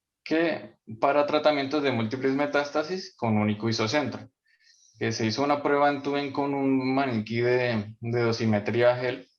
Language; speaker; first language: Spanish; native; Spanish